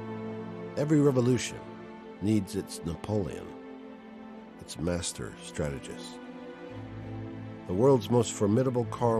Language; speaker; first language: English; native; English